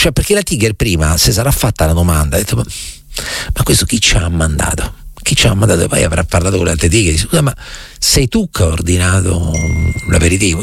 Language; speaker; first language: Italian; native; Italian